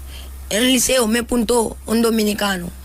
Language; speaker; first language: Spanish; early bilingual, other home language; Haitian Creole